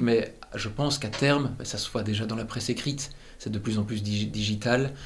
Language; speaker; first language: French; native; French